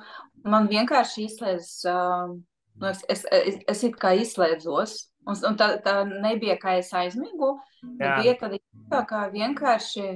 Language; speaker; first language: Latvian; non-native, local second language; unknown